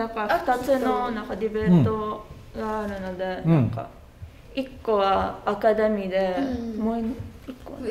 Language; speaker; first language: Japanese; non-native, fluent; Cebuano